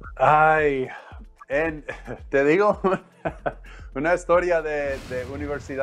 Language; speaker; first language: Spanish; non-native, learner; English